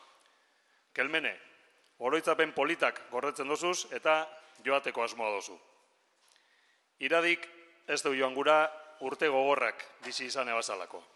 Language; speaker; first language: Basque; native; Basque